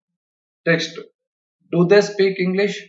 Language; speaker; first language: English; non-native, local second language; Kannada